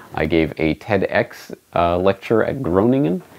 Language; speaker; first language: English; native; English